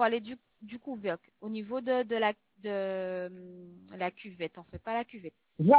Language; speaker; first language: French; native; French